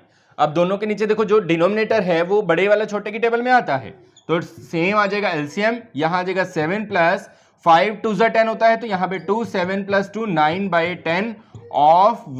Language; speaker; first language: Hindi; native; Hindi